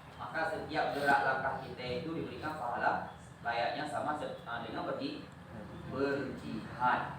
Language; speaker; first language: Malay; non-native, local second language; Achinese